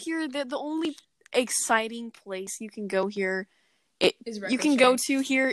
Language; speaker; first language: English; native; English